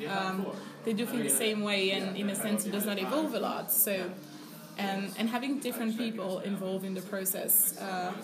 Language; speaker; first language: English; non-native, fluent; French